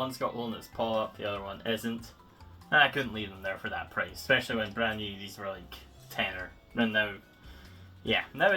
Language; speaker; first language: English; native; English